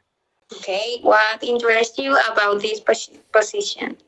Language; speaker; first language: English; non-native, learner; Spanish